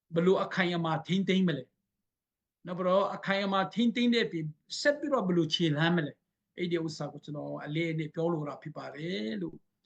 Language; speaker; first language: Burmese; non-native, local second language; Hakha Chin